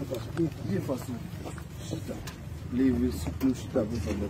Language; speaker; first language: French; non-native, local second language; Haitian Creole